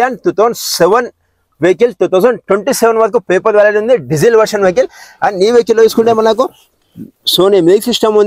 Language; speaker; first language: Telugu; native; Telugu